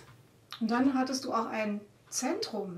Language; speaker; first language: German; native; German